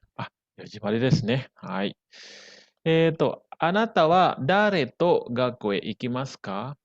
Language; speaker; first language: Japanese; non-native, fluent; Indonesian